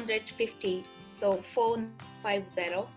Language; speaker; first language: English; non-native, learner; Japanese